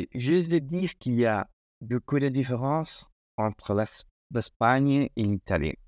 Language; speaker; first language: French; non-native, learner; Spanish